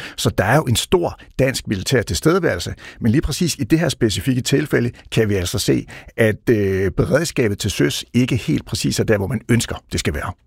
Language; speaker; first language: Danish; native; Danish